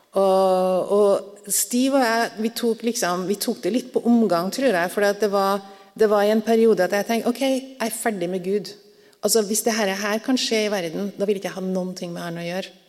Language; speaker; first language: Norwegian; native; Norwegian